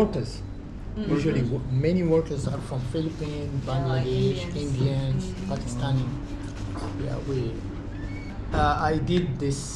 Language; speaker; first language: English; non-native, fluent; Arabic